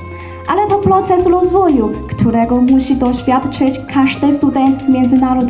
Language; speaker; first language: Polish; non-native, fluent; Chinese